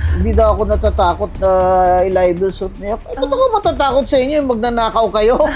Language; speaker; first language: Filipino; non-native, local second language; Hiligaynon